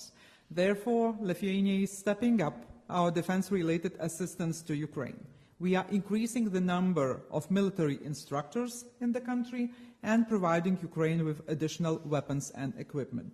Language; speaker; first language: English; non-native, fluent; Lithuanian